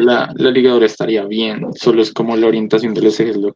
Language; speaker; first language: Spanish; native; Spanish